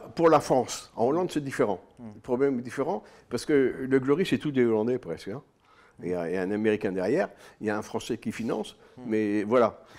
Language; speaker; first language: French; native; French